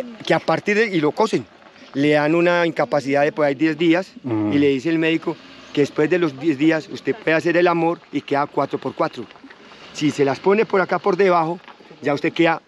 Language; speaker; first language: Spanish; native; Spanish